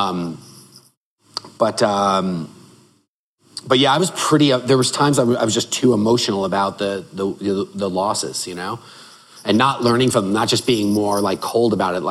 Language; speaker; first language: English; native; English